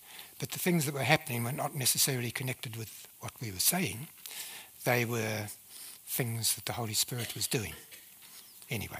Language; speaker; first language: English; native; English